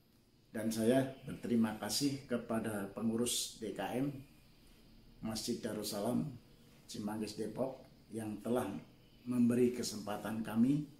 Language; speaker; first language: Indonesian; non-native, local second language; Javanese